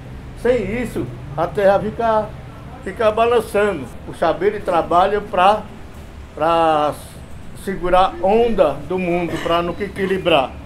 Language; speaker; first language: Portuguese; non-native, local second language; Yanomámi